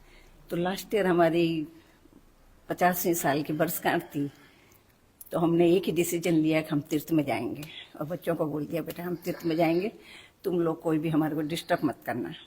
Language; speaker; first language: Hindi; native; Hindi